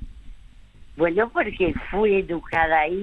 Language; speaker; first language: Spanish; early bilingual, other home language; French